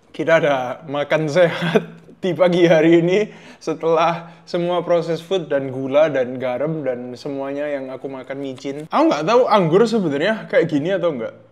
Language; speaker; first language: Indonesian; native; Indonesian